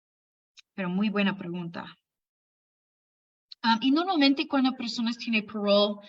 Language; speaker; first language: Spanish; non-native, fluent; English